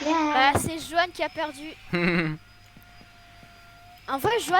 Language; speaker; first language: French; native; French